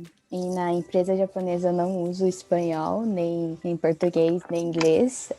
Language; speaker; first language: Portuguese; early bilingual, heritage; Portuguese